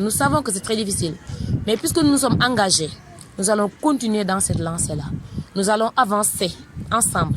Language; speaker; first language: French; non-native, local second language; Wolof